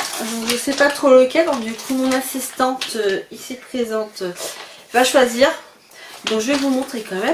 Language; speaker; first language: French; native; French